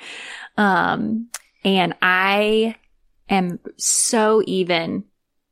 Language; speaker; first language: English; native; English